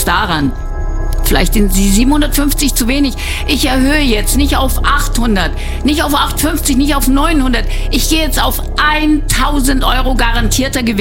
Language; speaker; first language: German; native; German